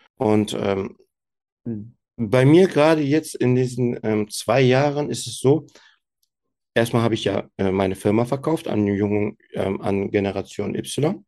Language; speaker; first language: German; early bilingual, other home language; Turkish